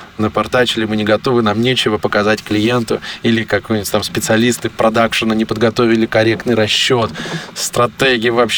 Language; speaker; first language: Russian; native; Russian